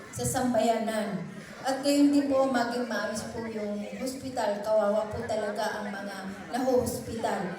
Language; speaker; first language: Filipino; native; Filipino